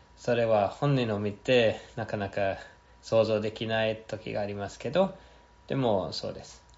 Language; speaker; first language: Japanese; non-native, fluent; English